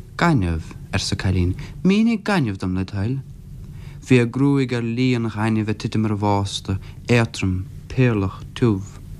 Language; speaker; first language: Irish; non-native, local second language; English